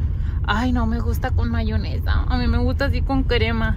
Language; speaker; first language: Spanish; native; Spanish